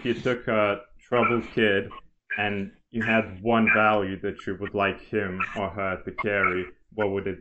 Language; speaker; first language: English; non-native, fluent; Lithuanian